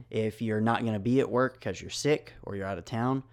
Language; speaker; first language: English; native; English